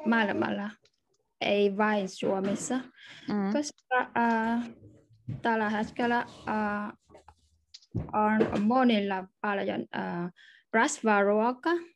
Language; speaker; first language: Finnish; non-native, learner; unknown